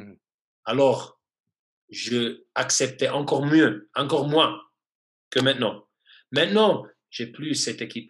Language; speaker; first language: French; non-native, fluent; German